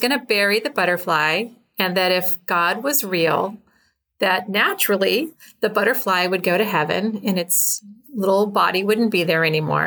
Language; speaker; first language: English; native; English